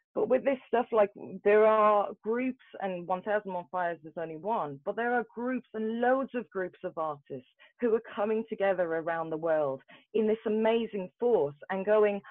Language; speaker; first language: English; native; English